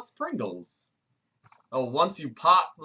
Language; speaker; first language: English; native; English